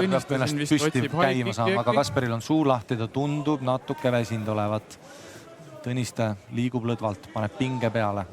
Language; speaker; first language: Estonian; native; Estonian